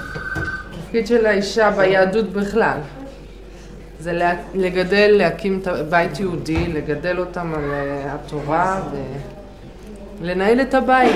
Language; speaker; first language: Hebrew; non-native, local second language; Yiddish